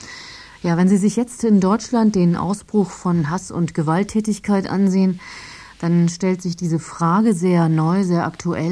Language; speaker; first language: German; native; German